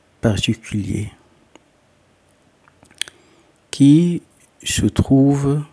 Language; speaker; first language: French; non-native, learner; Arabic